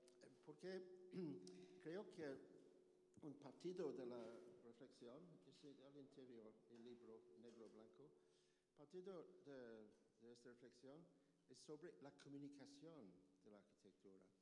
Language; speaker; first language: Spanish; non-native, learner; English